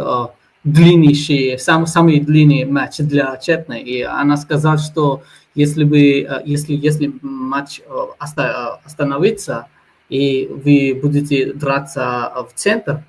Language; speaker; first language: Russian; non-native, fluent; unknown